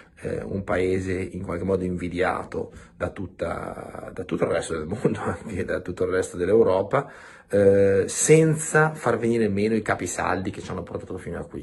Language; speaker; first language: Italian; native; Italian